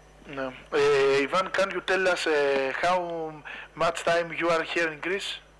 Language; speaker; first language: English; non-native, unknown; Greek